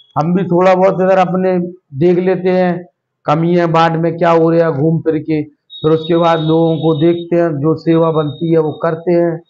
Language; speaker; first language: Hindi; native; Hindi